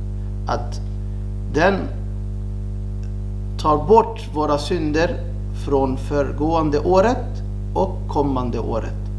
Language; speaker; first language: Swedish; non-native, fluent; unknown